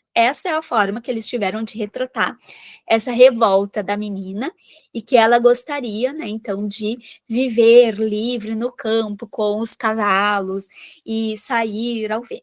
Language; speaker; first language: Portuguese; native; Portuguese